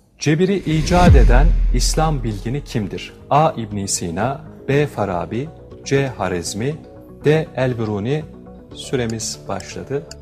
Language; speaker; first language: Turkish; native; Turkish